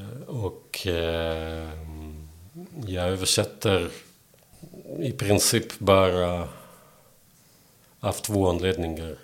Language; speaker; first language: Swedish; non-native, fluent; Belarusian